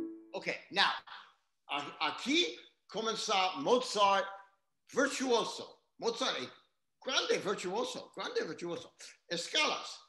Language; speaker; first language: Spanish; non-native, learner; English